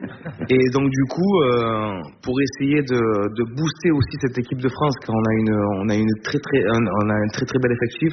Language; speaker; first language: French; native; French